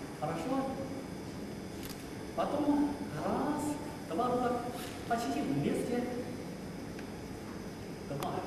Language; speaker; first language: Russian; non-native, learner; Chinese